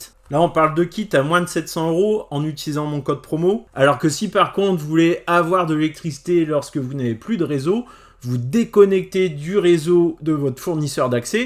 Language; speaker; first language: French; native; French